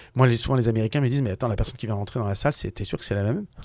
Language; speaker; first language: French; native; French